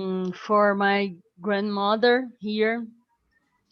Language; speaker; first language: English; non-native, learner; Portuguese